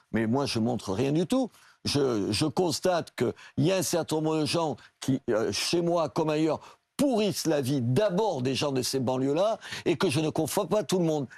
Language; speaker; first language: French; native; French